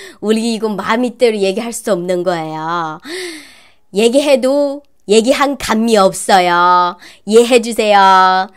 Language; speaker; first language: Korean; non-native, learner; Chinese